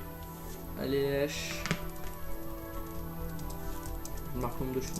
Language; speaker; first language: French; native; French